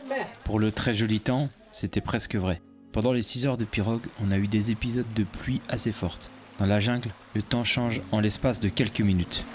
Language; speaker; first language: French; native; French